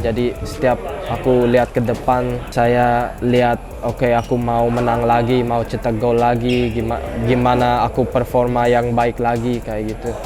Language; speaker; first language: Indonesian; early bilingual, heritage; English